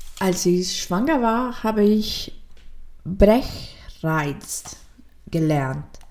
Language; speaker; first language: German; non-native, fluent; Spanish